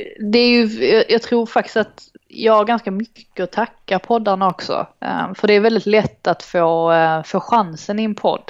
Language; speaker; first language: Swedish; native; Swedish